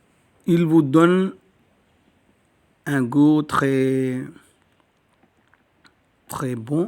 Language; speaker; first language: French; non-native, learner; Tamil